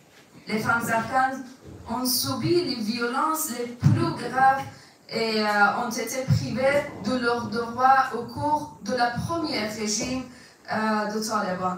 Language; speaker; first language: French; non-native, fluent; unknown